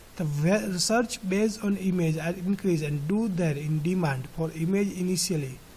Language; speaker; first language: English; non-native, local second language; Gujarati